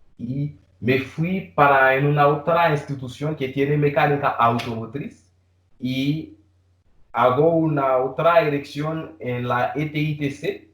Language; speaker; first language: Spanish; non-native, learner; Haitian Creole